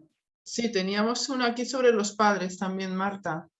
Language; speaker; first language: Spanish; native; Spanish